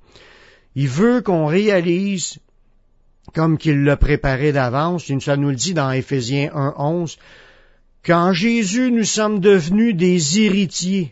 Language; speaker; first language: French; native; French